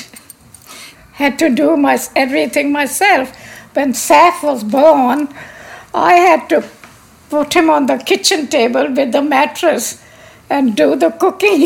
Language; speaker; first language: English; non-native, local second language; Punjabi